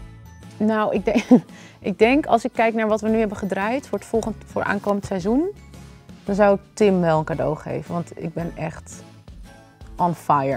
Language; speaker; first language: Dutch; native; Dutch